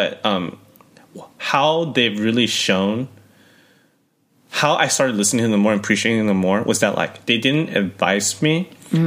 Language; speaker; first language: English; early bilingual, other home language; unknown